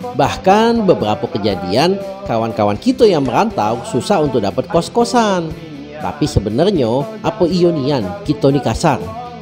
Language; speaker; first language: Indonesian; native; Indonesian